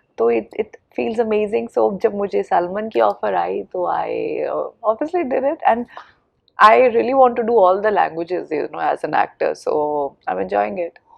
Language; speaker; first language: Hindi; non-native, local second language; Punjabi